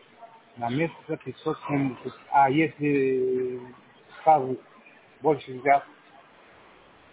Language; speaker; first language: Russian; non-native, learner; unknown